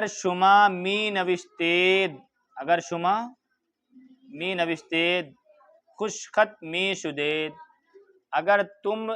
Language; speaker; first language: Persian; non-native, fluent; Urdu